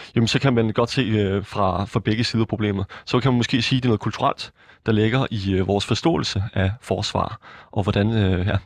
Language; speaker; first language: Danish; native; Danish